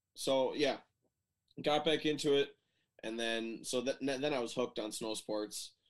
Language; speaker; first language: English; native; English